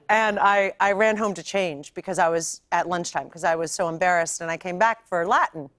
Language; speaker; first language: English; native; English